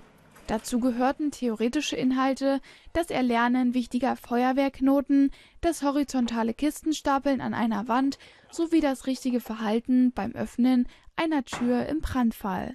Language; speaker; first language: German; native; German